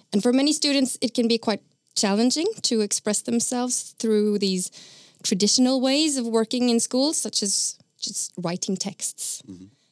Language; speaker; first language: English; non-native, fluent; Norwegian